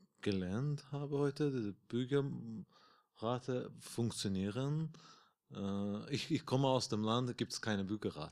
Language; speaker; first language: German; non-native, learner; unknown